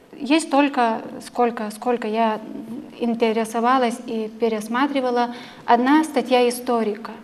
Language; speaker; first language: Russian; non-native, fluent; Lithuanian